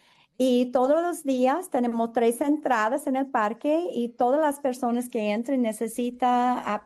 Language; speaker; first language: Spanish; non-native, fluent; English